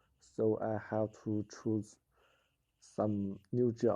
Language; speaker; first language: English; non-native, learner; Chinese